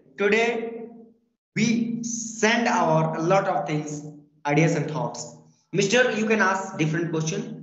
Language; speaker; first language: English; non-native, learner; Hindi